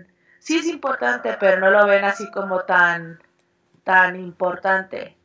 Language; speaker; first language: Spanish; early bilingual, heritage; Spanish